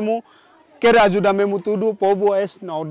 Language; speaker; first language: Portuguese; non-native, learner; Vietnamese